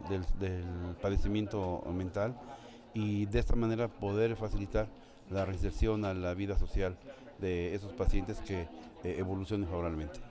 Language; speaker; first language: Spanish; native; Spanish